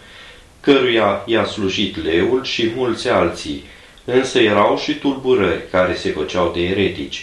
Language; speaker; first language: Romanian; native; Romanian